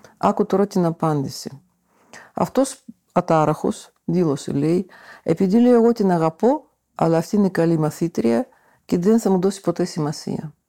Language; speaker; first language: Greek; non-native, fluent; Russian